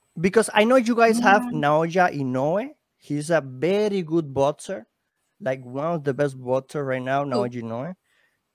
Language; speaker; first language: English; non-native, learner; Spanish